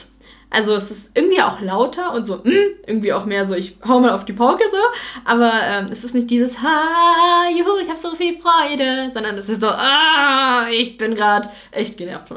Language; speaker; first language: German; native; German